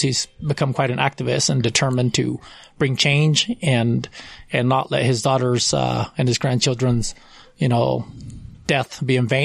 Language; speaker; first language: English; non-native, fluent; Spanish